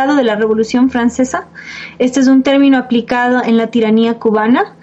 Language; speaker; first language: Spanish; native; Spanish